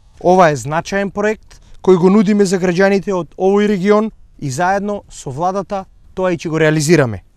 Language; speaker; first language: Macedonian; native; Macedonian